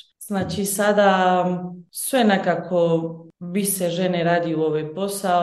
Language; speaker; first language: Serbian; early bilingual, heritage; Bosnian